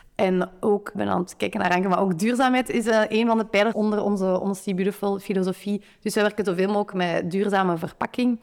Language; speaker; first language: Dutch; native; Dutch